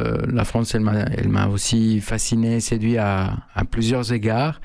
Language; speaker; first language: French; non-native, fluent; Spanish